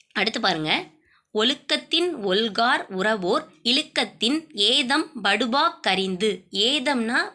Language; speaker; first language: Tamil; native; Tamil